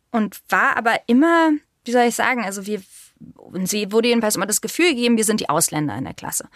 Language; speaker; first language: German; native; German